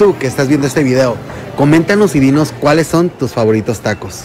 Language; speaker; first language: Spanish; native; Spanish